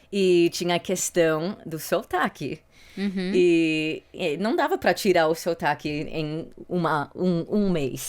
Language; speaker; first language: Portuguese; early bilingual, heritage; English